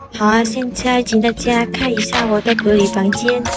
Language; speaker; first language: Chinese; non-native, learner; Vietnamese